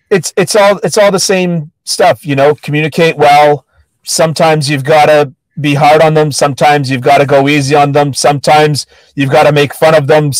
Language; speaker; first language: English; native; English